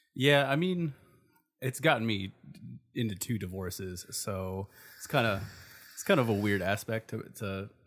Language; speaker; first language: English; native; English